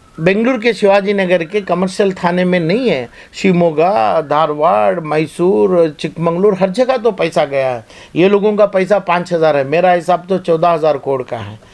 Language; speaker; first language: Hindi; non-native, local second language; Urdu